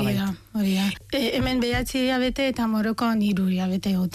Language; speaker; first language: Basque; non-native, fluent; Arabic